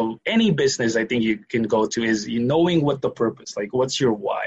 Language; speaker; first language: English; non-native, local second language; Filipino